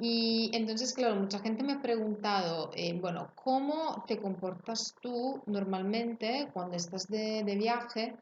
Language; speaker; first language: Spanish; non-native, fluent; Italian